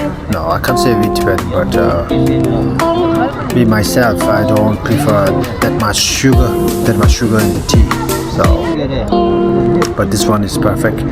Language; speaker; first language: English; non-native, fluent; Tibetan